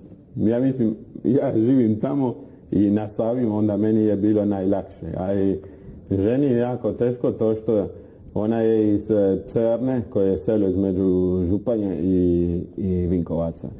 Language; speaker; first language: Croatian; non-native, fluent; Spanish